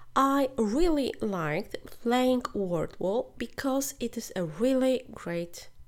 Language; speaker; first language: English; non-native, fluent; Polish